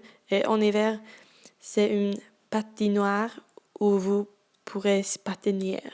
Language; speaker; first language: French; non-native, learner; Swedish